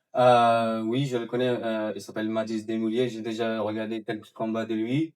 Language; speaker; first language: French; non-native, fluent; Persian